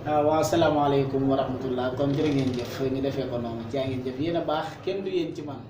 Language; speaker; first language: Wolof; native; Wolof